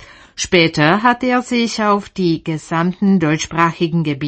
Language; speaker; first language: German; native; German